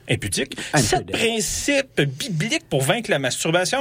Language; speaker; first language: French; native; French